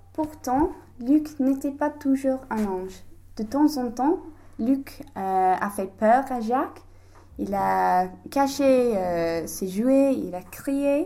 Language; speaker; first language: French; non-native, learner; English